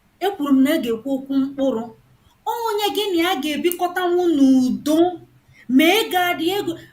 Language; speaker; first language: Igbo; native; Igbo